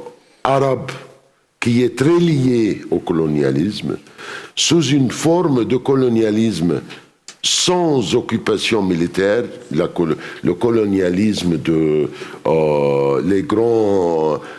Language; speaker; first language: French; non-native, fluent; Arabic